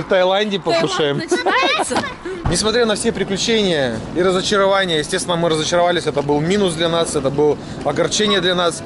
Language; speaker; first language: Russian; native; Russian